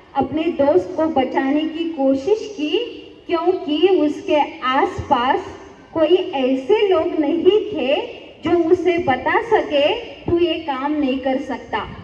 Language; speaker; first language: Hindi; non-native, local second language; Marathi